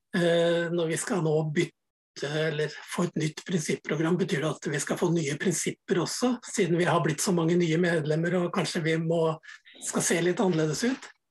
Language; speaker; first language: Norwegian; native; Norwegian